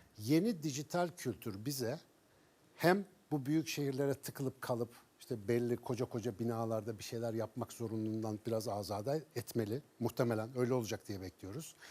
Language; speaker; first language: Turkish; native; Turkish